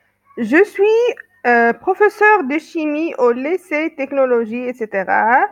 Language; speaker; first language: French; non-native, local second language; Arabic